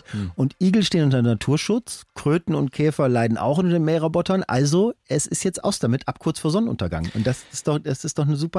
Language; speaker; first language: German; native; German